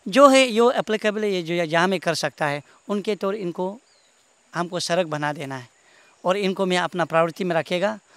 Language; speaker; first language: Hindi; non-native, local second language; Nyishi